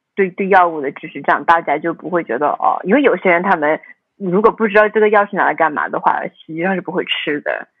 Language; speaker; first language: Chinese; early bilingual, heritage; Chinese